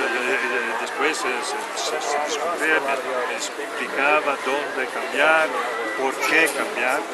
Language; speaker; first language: Spanish; non-native, learner; Italian